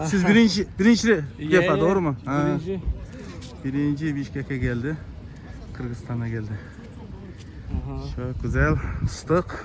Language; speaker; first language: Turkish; non-native, learner; Kazakh